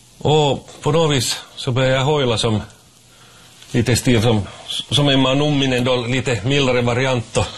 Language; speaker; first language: Swedish; native; Swedish